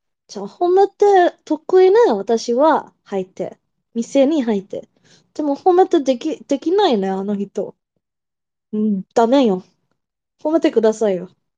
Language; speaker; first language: Japanese; non-native, learner; English